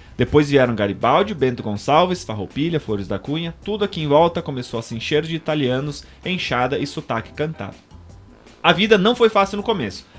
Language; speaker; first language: Portuguese; native; Portuguese